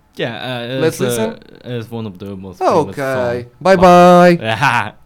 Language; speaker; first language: English; non-native, fluent; Korean